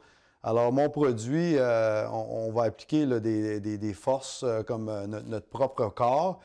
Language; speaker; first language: French; native; French